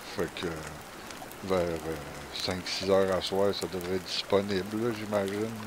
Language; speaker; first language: French; native; French